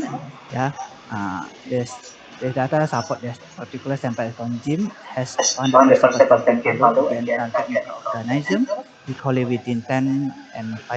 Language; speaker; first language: English; non-native, learner; Indonesian